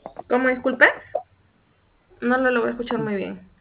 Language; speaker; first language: Spanish; native; Spanish